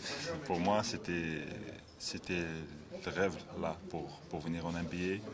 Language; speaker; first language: French; non-native, local second language; Arabic